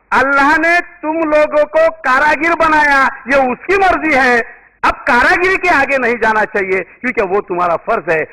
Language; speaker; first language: Hindi; non-native, local second language; Marathi